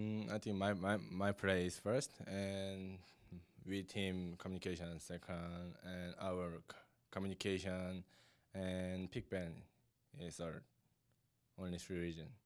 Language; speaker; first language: English; non-native, learner; Korean